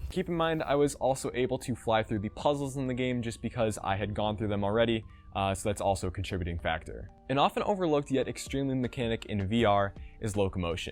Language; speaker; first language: English; native; English